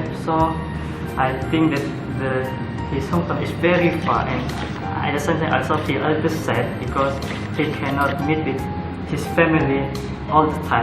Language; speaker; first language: English; non-native, local second language; Malay